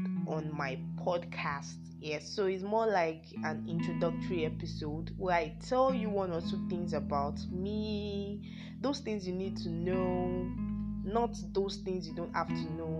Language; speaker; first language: English; non-native, local second language; Yoruba